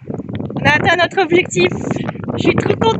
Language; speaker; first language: French; native; French